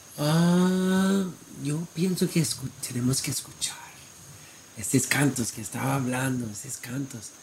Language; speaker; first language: Spanish; non-native, fluent; English